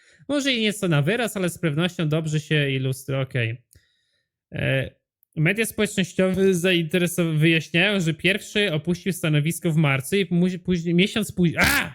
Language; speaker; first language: Polish; native; Polish